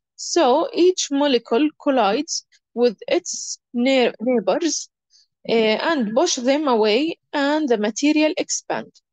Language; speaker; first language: English; non-native, fluent; Arabic